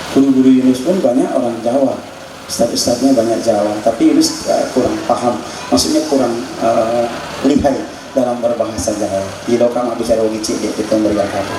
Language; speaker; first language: Indonesian; non-native, local second language; Buginese